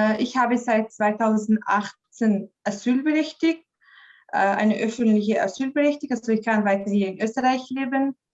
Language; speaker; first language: German; non-native, fluent; Arabic